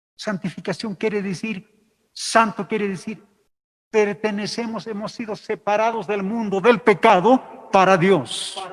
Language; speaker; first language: Spanish; non-native, local second language; Aymara